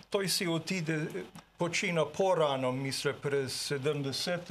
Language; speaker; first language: Bulgarian; early bilingual, heritage; Bulgarian